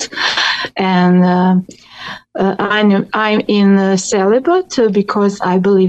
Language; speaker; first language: English; non-native, learner; Croatian